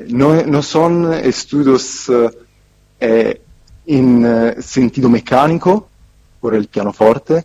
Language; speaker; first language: Spanish; non-native, fluent; Italian